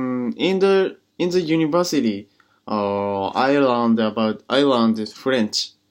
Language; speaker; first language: English; non-native, learner; Japanese